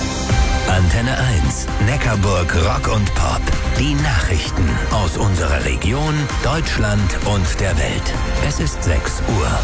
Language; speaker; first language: German; native; German